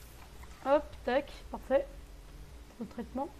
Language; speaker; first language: French; native; French